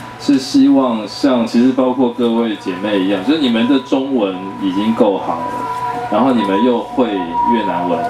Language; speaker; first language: Chinese; native; Chinese